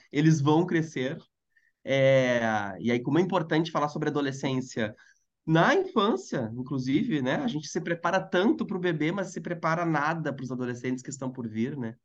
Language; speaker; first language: Portuguese; native; Portuguese